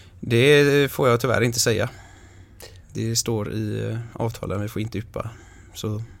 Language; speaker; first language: Swedish; native; Swedish